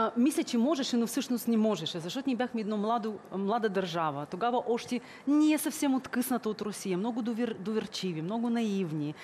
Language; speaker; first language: Bulgarian; early bilingual, heritage; Bulgarian